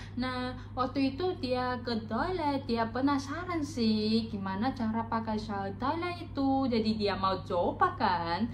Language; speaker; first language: Indonesian; non-native, learner; Chinese